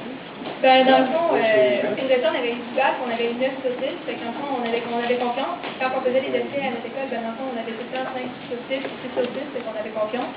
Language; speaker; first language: French; native; French